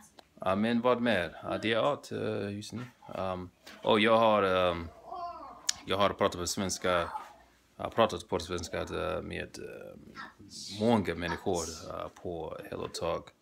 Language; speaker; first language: Swedish; non-native, learner; English